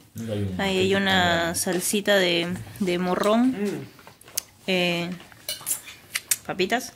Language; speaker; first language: Spanish; native; Spanish